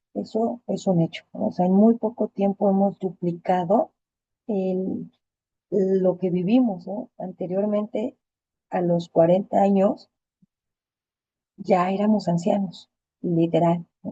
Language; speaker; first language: Spanish; native; Spanish